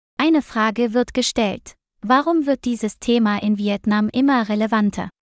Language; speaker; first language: German; non-native, learner; Vietnamese